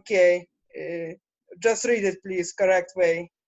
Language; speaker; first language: English; non-native, fluent; Russian